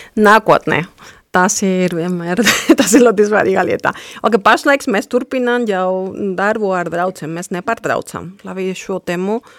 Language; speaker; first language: Latvian; non-native, fluent; Spanish